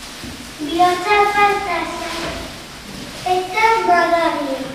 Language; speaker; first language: Basque; non-native, local second language; Spanish